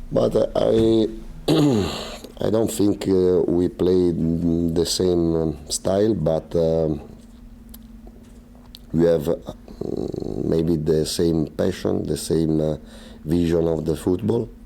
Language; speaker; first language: English; non-native, learner; Italian